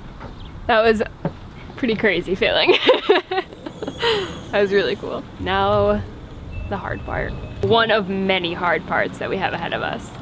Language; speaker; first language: English; native; English